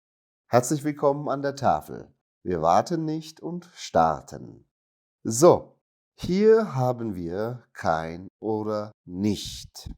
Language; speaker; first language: German; non-native, fluent; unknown